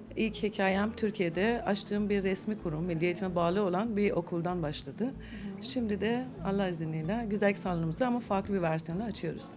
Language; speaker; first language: Turkish; non-native, fluent; Persian